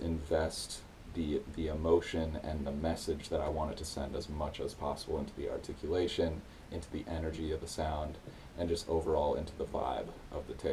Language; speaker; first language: English; native; English